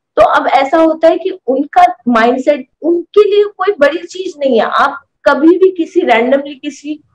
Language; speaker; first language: Hindi; native; Hindi